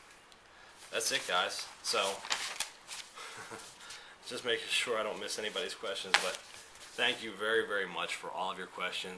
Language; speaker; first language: English; early bilingual, other home language; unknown